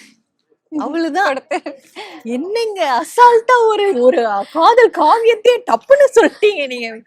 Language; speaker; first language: Tamil; native; Tamil